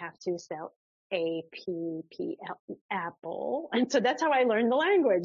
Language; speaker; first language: English; early bilingual, other home language; French